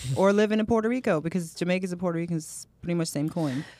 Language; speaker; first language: English; native; English